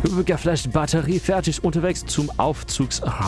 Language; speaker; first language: German; non-native, fluent; English